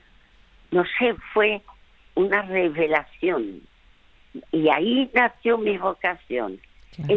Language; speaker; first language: Spanish; early bilingual, other home language; French